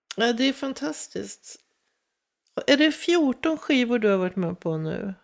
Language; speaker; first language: Swedish; native; Swedish